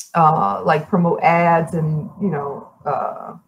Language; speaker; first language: English; native; English